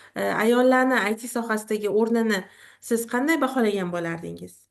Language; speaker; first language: Uzbek; native; Uzbek